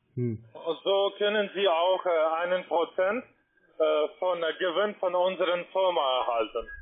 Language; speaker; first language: German; non-native, learner; Russian